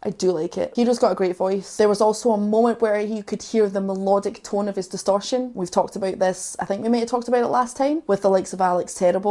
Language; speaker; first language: English; native; English